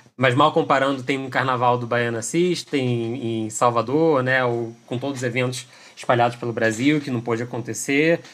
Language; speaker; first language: Portuguese; native; Portuguese